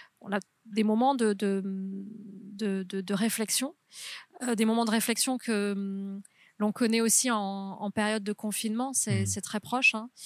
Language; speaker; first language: French; native; French